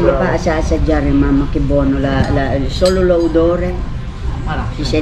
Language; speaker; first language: Italian; non-native, fluent; Filipino